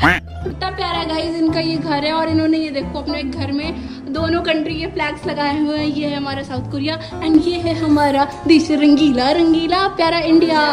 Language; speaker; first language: Hindi; native; Hindi